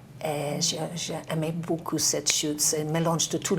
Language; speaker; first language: French; non-native, learner; English